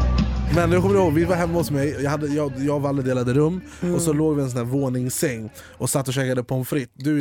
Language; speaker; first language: Swedish; native; Swedish